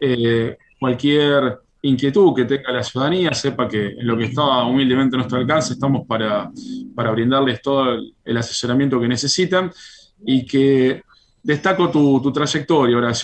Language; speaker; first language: Spanish; native; Spanish